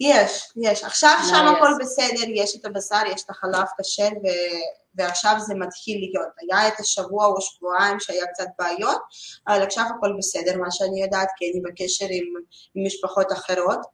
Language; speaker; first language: Hebrew; non-native, learner; Russian